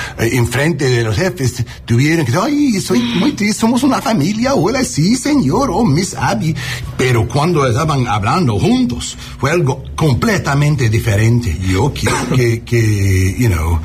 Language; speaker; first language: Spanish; non-native, learner; English